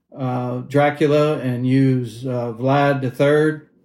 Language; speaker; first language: English; native; English